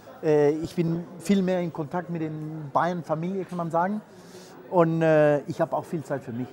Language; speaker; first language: German; non-native, fluent; Spanish